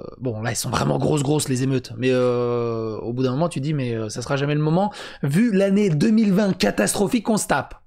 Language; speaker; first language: French; native; French